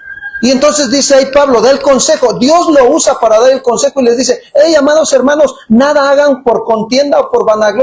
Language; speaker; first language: Spanish; native; Spanish